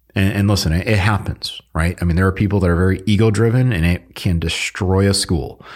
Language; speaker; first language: English; early bilingual, other home language; Filipino